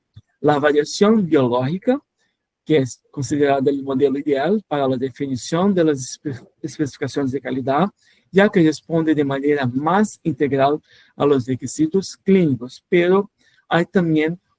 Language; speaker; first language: Spanish; non-native, fluent; Portuguese